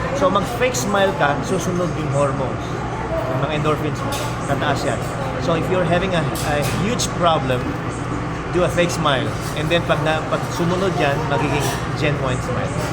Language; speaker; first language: Filipino; native; Filipino